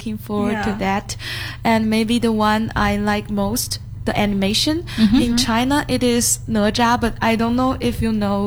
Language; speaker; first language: English; non-native, fluent; Chinese